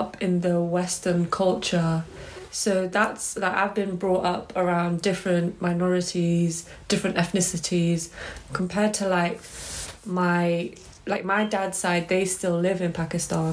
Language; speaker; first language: English; native; English